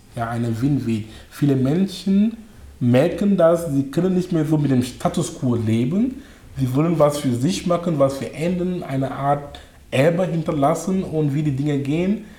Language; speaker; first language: German; non-native, fluent; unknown